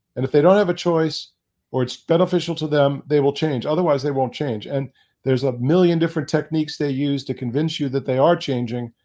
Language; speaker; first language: English; native; English